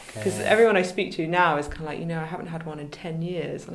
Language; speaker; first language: English; native; English